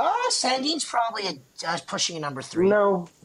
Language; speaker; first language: English; native; English